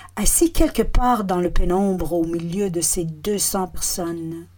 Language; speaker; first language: French; non-native, fluent; English